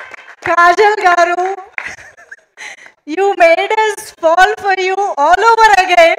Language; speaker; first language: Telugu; native; Telugu